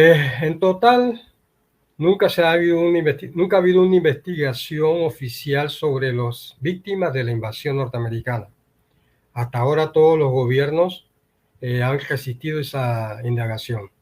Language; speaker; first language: Spanish; native; Spanish